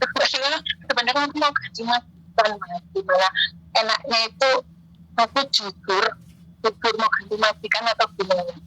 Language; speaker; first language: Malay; non-native, local second language; Javanese